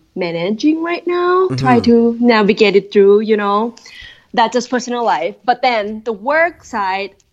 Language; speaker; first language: English; non-native, fluent; Thai